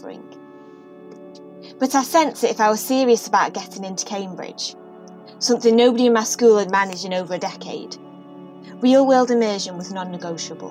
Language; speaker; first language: English; native; English